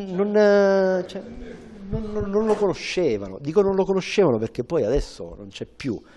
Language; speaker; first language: Italian; native; Italian